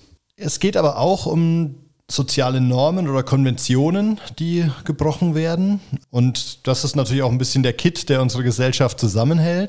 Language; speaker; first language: German; native; German